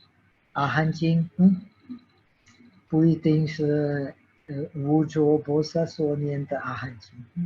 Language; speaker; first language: Chinese; non-native, fluent; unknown